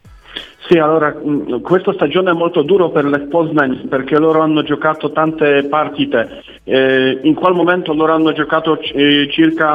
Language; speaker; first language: Italian; non-native, learner; Polish